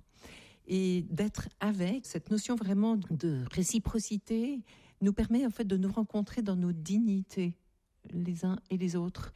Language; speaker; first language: French; native; French